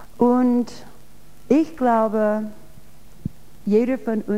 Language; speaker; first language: German; non-native, fluent; English